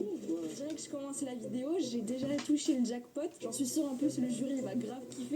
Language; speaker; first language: French; native; French